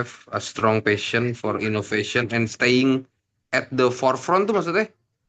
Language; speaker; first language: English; non-native, learner; Indonesian